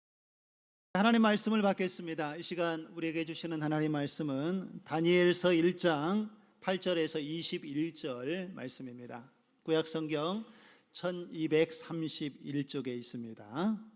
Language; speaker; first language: Korean; native; Korean